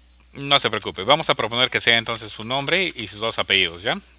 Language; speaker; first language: Spanish; native; Spanish